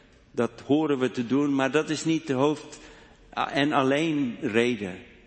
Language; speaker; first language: Dutch; non-native, fluent; English